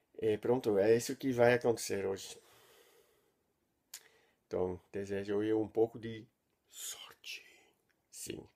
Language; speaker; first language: Portuguese; non-native, learner; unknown